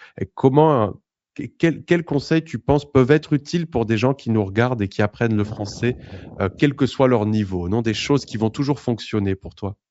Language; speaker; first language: French; native; French